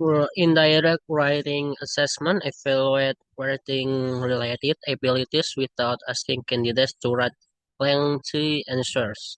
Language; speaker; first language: English; non-native, learner; Indonesian